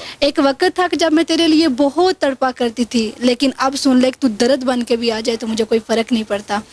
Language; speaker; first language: Urdu; non-native, local second language; Punjabi